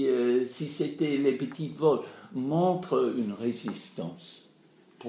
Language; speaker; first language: French; non-native, fluent; English